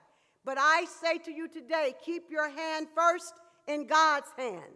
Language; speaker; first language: English; native; English